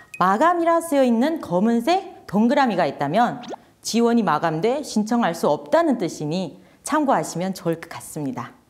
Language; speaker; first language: Korean; non-native, fluent; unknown